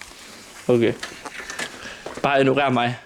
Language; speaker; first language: Danish; native; Danish